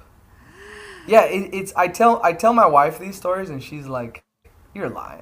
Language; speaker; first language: English; native; English